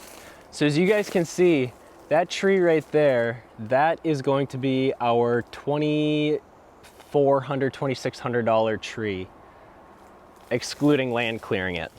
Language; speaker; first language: English; native; English